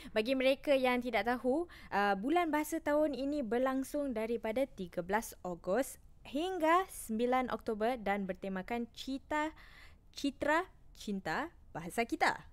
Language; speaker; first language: Malay; native; Malay